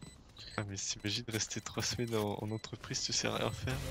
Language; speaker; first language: French; native; French